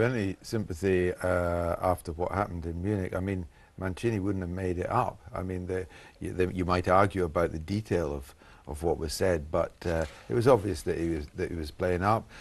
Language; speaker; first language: English; native; English